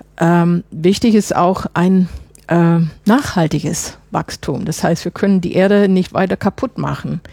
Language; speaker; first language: German; non-native, fluent; English